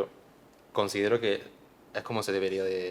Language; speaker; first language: Spanish; native; Spanish